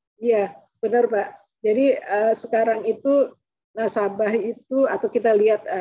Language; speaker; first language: Indonesian; native; Indonesian